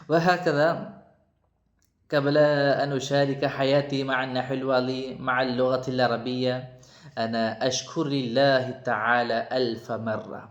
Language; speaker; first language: Arabic; non-native, fluent; Malayalam